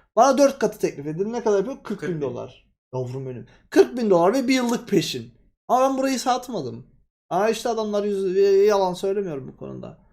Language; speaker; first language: Turkish; native; Turkish